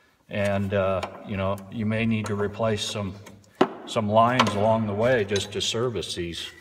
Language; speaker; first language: English; native; English